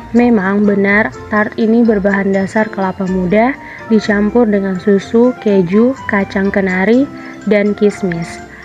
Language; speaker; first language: Indonesian; native; Indonesian